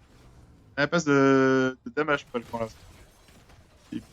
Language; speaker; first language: French; native; French